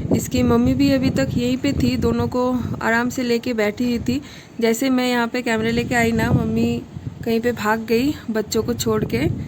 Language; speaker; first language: Hindi; non-native, local second language; Bangla